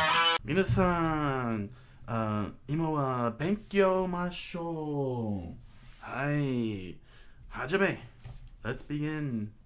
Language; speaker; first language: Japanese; non-native, learner; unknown